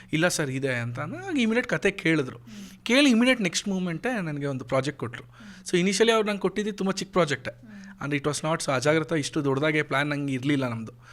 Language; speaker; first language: Kannada; native; Kannada